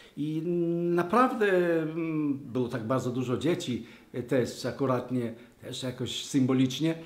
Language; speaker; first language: Polish; non-native, learner; Hebrew